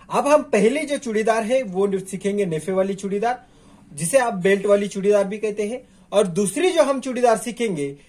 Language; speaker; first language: Hindi; non-native, local second language; Marathi